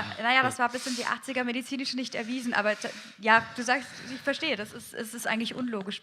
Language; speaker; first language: German; native; German